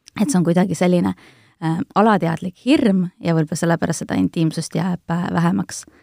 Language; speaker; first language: Estonian; native; Estonian